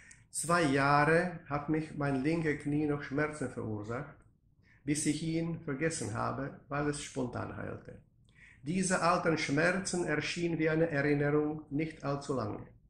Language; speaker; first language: German; non-native, fluent; Czech